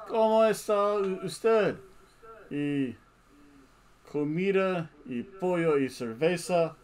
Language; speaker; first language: Spanish; non-native, learner; English